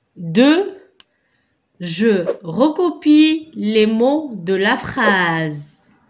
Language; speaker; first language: French; non-native, local second language; Arabic